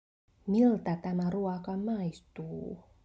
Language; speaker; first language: Finnish; non-native, learner; Vietnamese